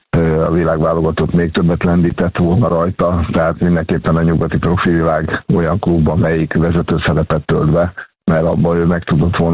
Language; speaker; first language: Hungarian; native; Hungarian